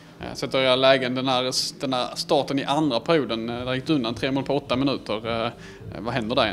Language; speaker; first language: Swedish; native; Swedish